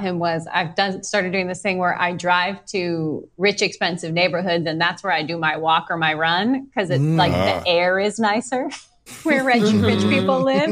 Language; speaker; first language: English; native; English